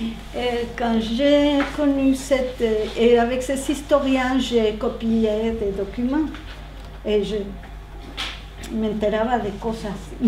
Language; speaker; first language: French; non-native, learner; Spanish